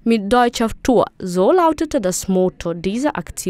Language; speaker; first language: German; non-native, fluent; Ukrainian